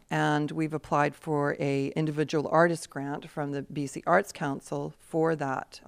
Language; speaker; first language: English; native; English